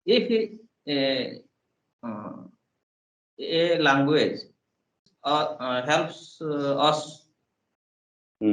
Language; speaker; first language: English; non-native, learner; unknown